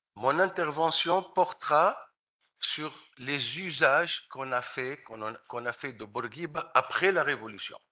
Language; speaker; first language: French; non-native, local second language; Arabic